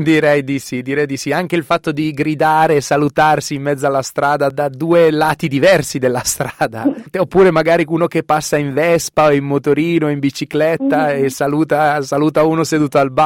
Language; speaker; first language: Italian; native; Italian